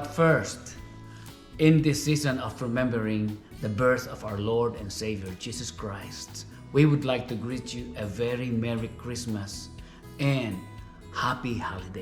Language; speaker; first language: English; non-native, local second language; Filipino